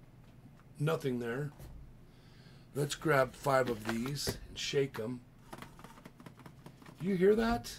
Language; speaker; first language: English; native; English